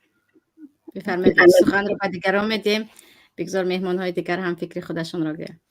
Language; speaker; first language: Persian; native; Persian